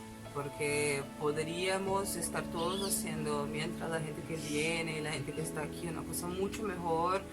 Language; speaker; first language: Spanish; non-native, fluent; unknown